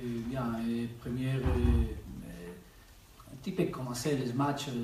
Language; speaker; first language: French; non-native, learner; Spanish